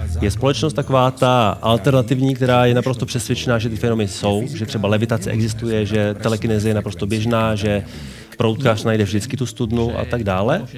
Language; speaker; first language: Czech; native; Czech